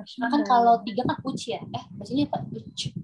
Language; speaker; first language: Indonesian; native; Indonesian